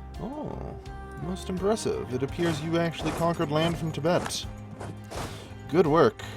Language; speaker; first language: English; native; English